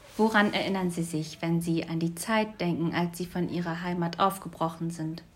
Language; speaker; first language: German; native; German